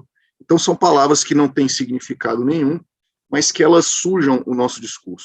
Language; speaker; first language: Portuguese; native; Portuguese